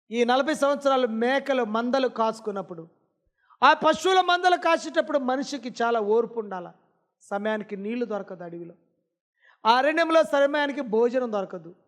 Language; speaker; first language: Telugu; non-native, local second language; Lambadi